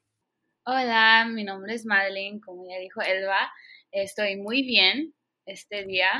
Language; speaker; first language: Spanish; early bilingual, heritage; Spanish